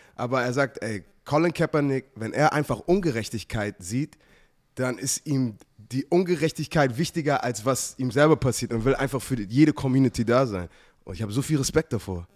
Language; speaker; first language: German; native; German